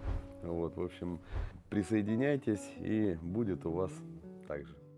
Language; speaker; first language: Russian; native; Russian